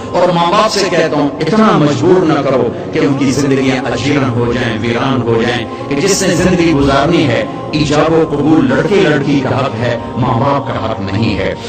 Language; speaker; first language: Urdu; non-native, local second language; Punjabi